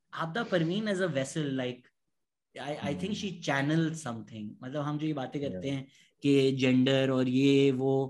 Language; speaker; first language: Urdu; native; Urdu